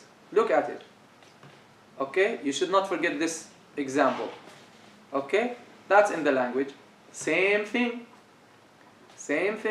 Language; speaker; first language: English; non-native, fluent; Arabic